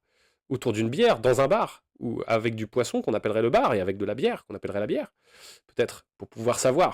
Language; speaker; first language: French; native; French